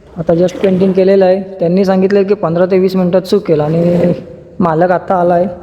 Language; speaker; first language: Marathi; non-native, local second language; Kannada